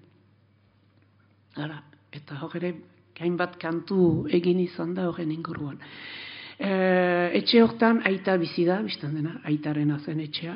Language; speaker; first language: Basque; native; Basque